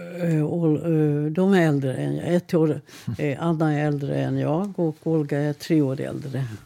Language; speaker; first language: Swedish; non-native, fluent; Hungarian